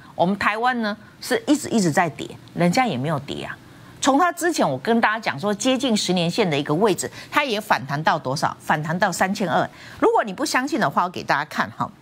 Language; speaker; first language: Chinese; native; Chinese